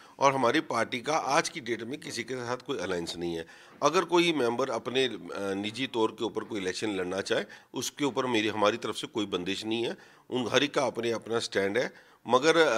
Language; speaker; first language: Hindi; non-native, local second language; Punjabi